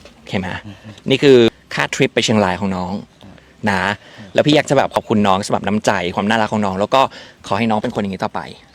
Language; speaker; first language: Thai; non-native, fluent; English